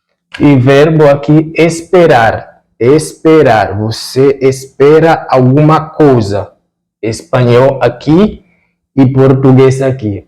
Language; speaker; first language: Portuguese; non-native, fluent; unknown